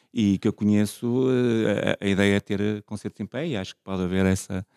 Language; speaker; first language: Portuguese; native; Portuguese